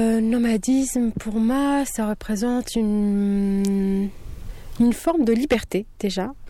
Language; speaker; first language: French; non-native, local second language; Kabyle